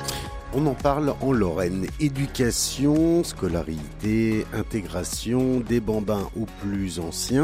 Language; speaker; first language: French; native; French